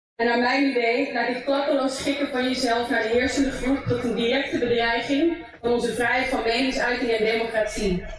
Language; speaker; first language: Dutch; early bilingual, other home language; English